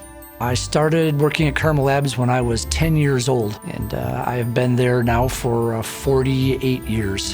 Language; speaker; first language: English; native; English